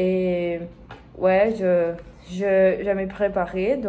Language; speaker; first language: French; non-native, learner; Spanish